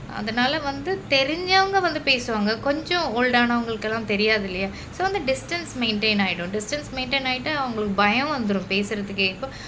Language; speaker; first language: Tamil; non-native, local second language; Malayalam